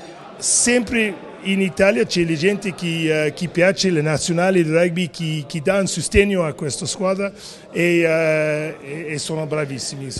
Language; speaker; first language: Italian; non-native, learner; English